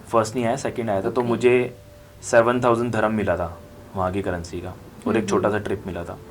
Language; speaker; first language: Hindi; native; Hindi